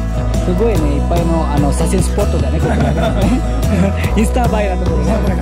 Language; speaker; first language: Japanese; non-native, fluent; Balinese